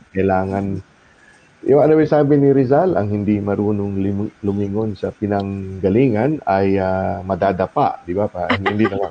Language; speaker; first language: Filipino; non-native, local second language; Cebuano